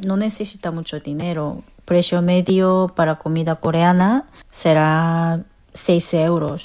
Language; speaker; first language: Spanish; non-native, fluent; Korean